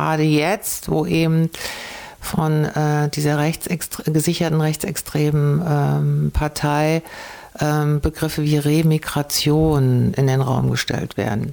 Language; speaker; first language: German; native; German